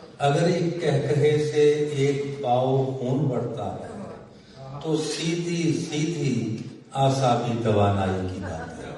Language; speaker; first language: Urdu; non-native, local second language; Punjabi